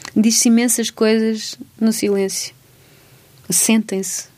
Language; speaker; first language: Portuguese; native; Portuguese